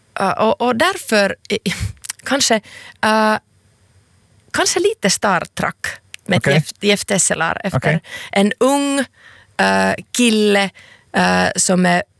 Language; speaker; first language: Swedish; non-native, local second language; Finnish